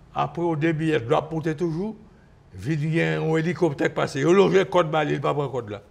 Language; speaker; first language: French; native; French